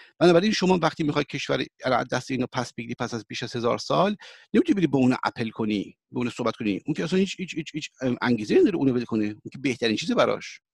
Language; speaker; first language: Persian; early bilingual, heritage; Persian